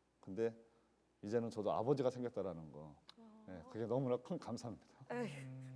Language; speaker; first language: Korean; native; Korean